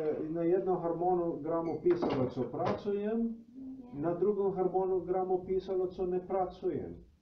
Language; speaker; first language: Polish; non-native, learner; Slovenian